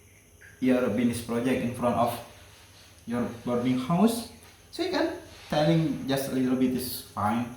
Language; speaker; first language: English; non-native, learner; Indonesian